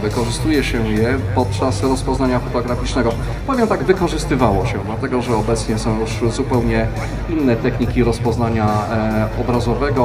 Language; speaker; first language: Polish; native; Polish